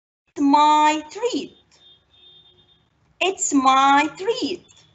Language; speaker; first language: English; non-native, fluent; Arabic